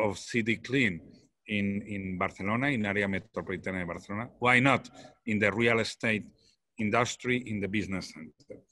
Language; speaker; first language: English; non-native, fluent; Spanish